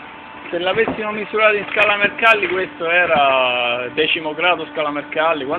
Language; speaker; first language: Italian; native; Italian